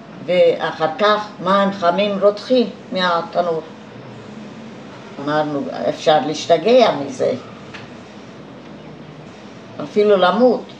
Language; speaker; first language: Hebrew; non-native, fluent; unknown